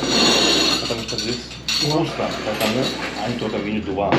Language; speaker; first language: Russian; non-native, learner; Korean